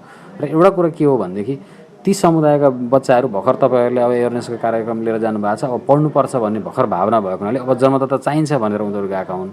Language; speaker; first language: Nepali; native; Nepali